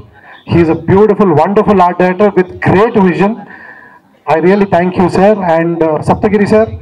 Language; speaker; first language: Telugu; non-native, learner; Kannada